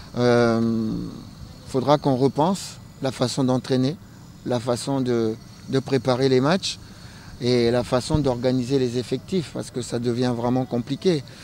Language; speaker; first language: French; non-native, local second language; Lingala